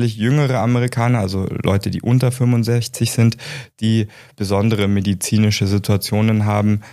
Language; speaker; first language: German; native; German